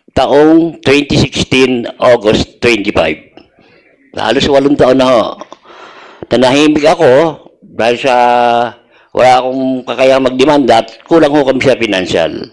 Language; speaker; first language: Filipino; native; Filipino